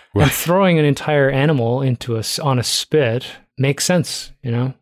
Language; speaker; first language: English; native; English